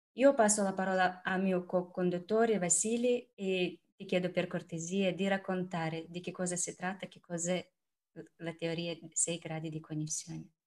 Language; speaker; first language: Italian; non-native, fluent; Russian